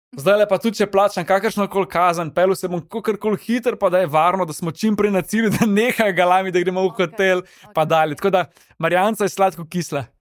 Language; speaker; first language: Slovenian; native; Slovenian